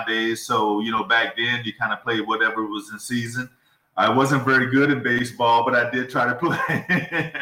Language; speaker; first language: English; native; English